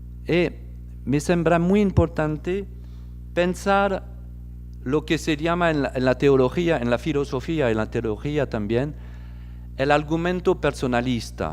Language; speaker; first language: Spanish; non-native, fluent; French